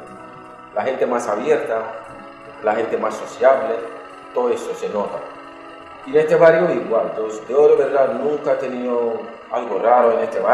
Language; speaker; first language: Spanish; non-native, fluent; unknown